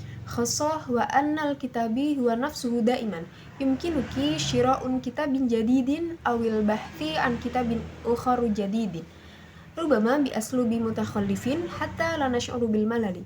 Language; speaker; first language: Arabic; non-native, learner; Indonesian